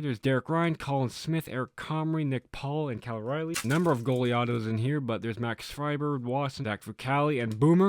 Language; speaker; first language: English; native; English